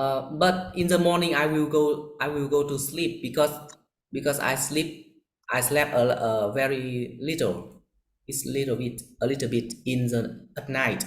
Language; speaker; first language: English; non-native, learner; Vietnamese